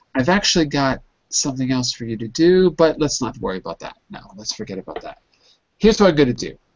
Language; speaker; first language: English; native; English